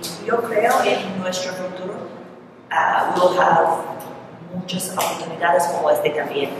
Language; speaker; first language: Spanish; non-native, learner; English